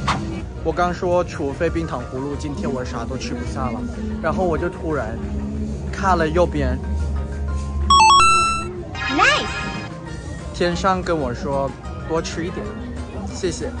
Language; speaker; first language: Chinese; non-native, fluent; Thai